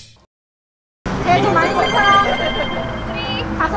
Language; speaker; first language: Korean; non-native, fluent; Arabic